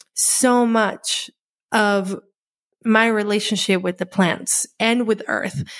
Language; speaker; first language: English; non-native, fluent; Spanish